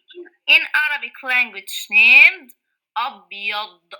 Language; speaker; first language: English; non-native, learner; Arabic